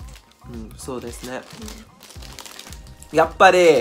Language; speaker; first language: Japanese; non-native, learner; English